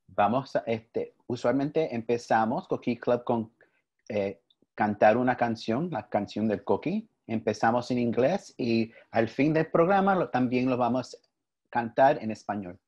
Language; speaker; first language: Spanish; early bilingual, heritage; English